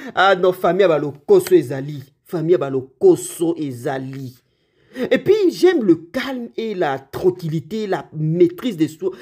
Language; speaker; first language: French; non-native, local second language; Lingala